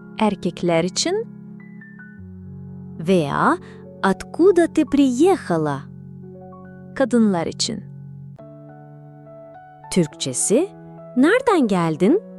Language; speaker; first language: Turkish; non-native, fluent; Russian